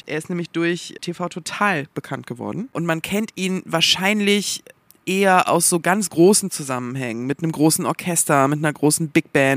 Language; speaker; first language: German; native; German